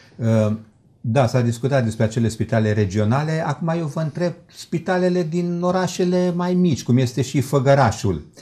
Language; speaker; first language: Romanian; native; Romanian